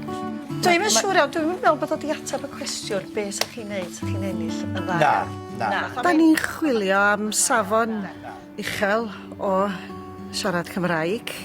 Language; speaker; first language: Welsh; native; Welsh